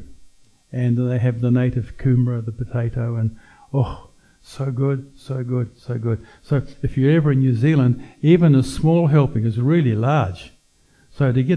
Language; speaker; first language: English; native; English